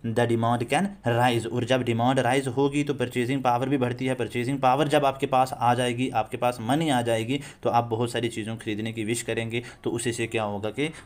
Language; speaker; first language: Hindi; non-native, local second language; Kashmiri